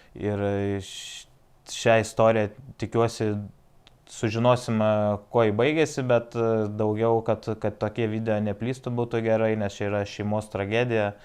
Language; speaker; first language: Lithuanian; native; Lithuanian